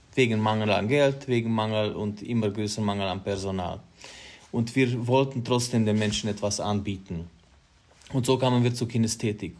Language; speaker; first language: German; non-native, fluent; Hungarian